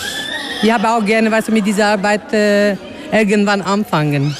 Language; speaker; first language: German; non-native, learner; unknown